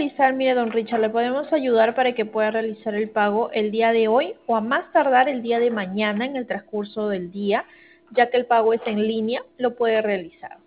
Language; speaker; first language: Spanish; native; Spanish